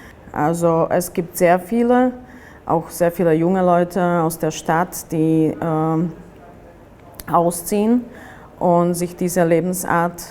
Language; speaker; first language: German; non-native, fluent; Slovak